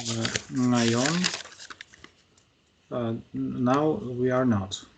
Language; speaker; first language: Filipino; non-native, learner; Russian